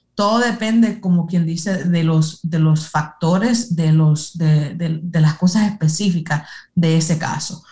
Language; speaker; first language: Spanish; early bilingual, heritage; Spanish